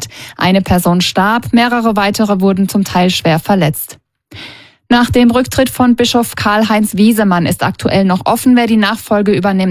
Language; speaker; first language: German; native; German